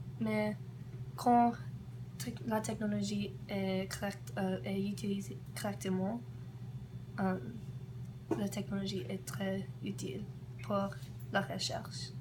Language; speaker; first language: French; non-native, learner; English